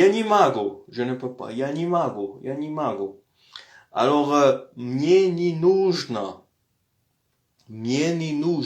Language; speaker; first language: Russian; non-native, fluent; French